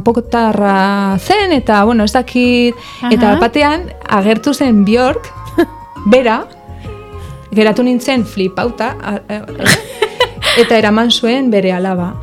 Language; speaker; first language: Basque; non-native, local second language; Spanish